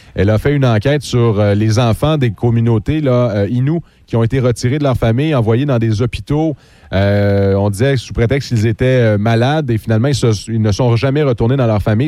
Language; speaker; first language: French; native; French